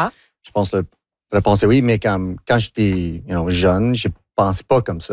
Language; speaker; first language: French; non-native, local second language; English